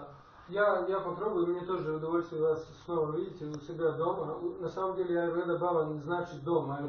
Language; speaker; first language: Russian; non-native, fluent; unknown